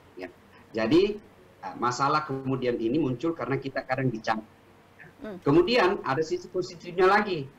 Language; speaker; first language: Indonesian; non-native, local second language; Buginese